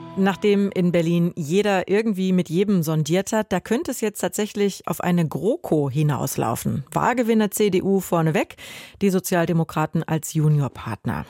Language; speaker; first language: German; native; German